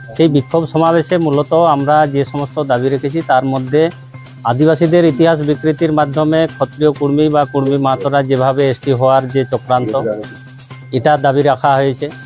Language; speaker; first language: Bangla; non-native, local second language; Santali